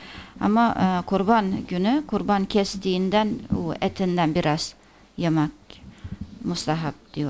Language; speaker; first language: Turkish; non-native, fluent; Persian